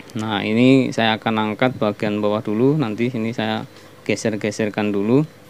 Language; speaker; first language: Indonesian; non-native, local second language; Javanese